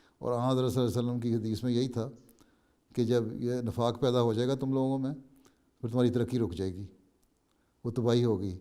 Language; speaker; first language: Urdu; native; Urdu